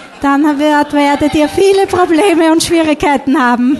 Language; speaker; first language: German; native; German